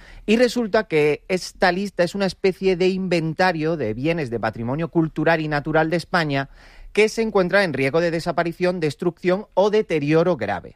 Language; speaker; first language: Spanish; native; Spanish